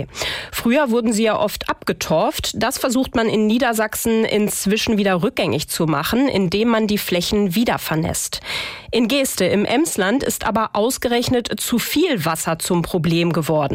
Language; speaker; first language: German; native; German